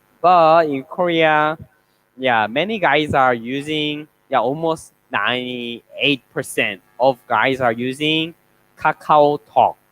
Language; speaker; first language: English; non-native, learner; Korean